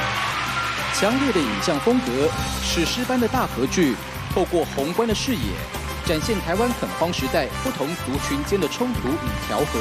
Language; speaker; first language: Chinese; native; Chinese